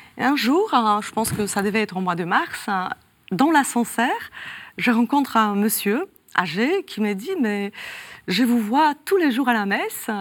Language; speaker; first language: French; non-native, fluent; Polish